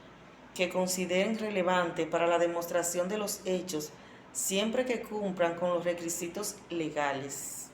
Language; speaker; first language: Spanish; native; Spanish